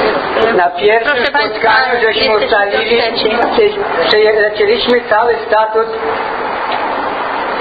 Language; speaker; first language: Polish; native; Polish